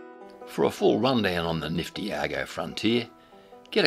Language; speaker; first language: English; native; English